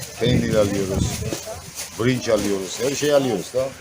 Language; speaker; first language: Turkish; non-native, learner; Georgian